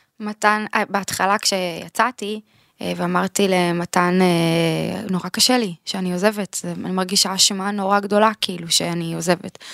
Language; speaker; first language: Hebrew; native; Hebrew